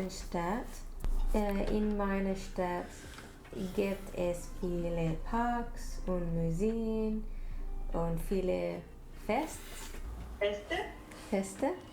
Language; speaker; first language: German; non-native, learner; English